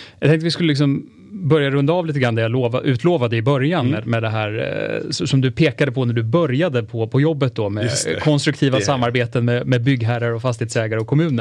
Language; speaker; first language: Swedish; native; Swedish